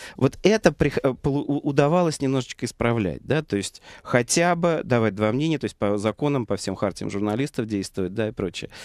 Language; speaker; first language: Russian; native; Russian